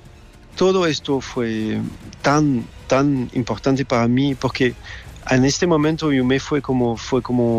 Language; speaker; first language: Spanish; non-native, learner; French